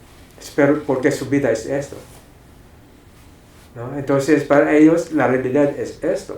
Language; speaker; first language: Spanish; non-native, fluent; English